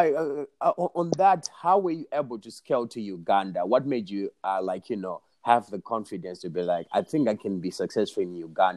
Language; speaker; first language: English; non-native, local second language; Shona